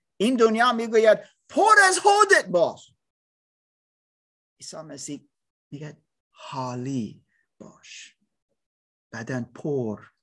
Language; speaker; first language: Persian; non-native, learner; English